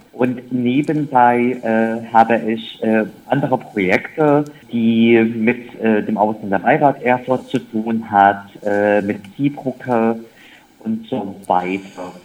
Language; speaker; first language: German; non-native, fluent; Arabic